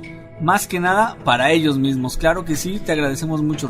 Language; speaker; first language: Spanish; native; Spanish